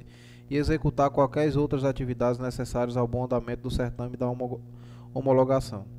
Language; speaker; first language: Portuguese; native; Portuguese